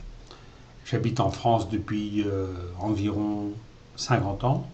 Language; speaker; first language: French; native; French